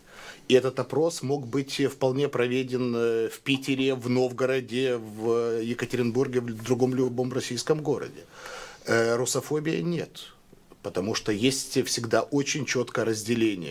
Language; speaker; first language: Russian; native; Russian